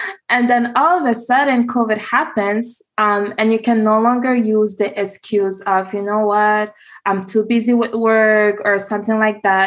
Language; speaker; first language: English; native; English